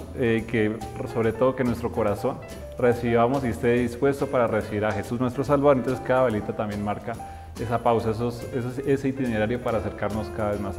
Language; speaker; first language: Spanish; native; Spanish